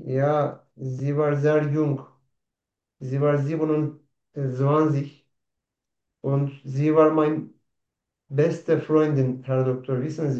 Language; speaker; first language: German; non-native, learner; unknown